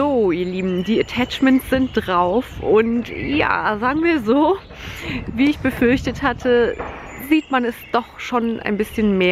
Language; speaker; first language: German; native; German